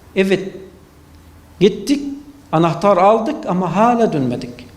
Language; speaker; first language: Turkish; non-native, fluent; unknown